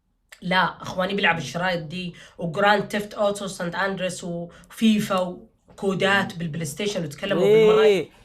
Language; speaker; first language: Arabic; native; Arabic